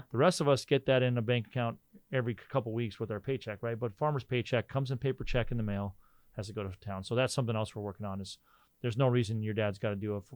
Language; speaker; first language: English; native; English